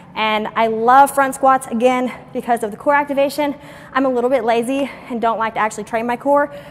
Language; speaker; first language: English; native; English